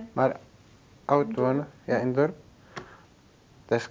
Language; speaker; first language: Dutch; non-native, learner; Turkish